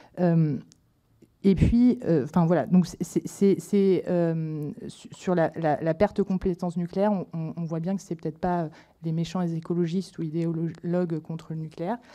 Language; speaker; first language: French; native; French